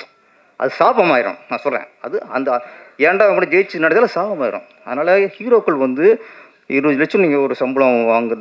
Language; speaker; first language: Tamil; native; Tamil